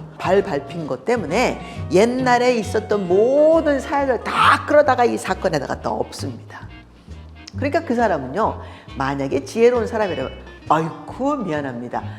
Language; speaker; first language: Korean; early bilingual, heritage; Korean